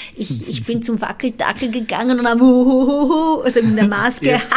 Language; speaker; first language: German; non-native, fluent; Portuguese